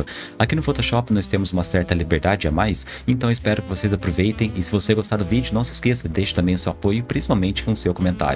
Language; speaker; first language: Portuguese; native; Portuguese